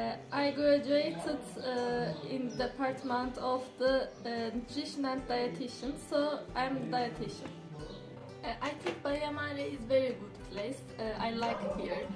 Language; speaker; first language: English; non-native, learner; Turkish